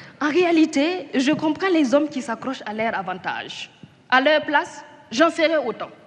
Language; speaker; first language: French; non-native, local second language; Mossi